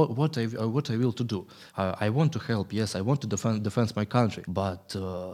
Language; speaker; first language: English; non-native, learner; Ukrainian